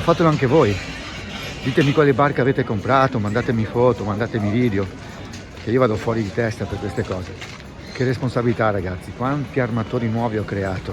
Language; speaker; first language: Italian; native; Italian